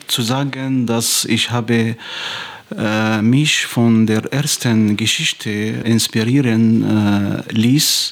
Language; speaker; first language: German; non-native, fluent; Arabic